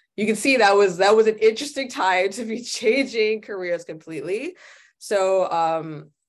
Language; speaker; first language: English; native; English